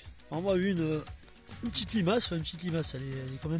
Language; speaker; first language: French; native; French